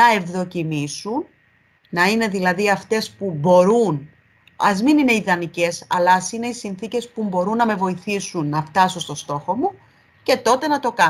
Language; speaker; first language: Greek; native; Greek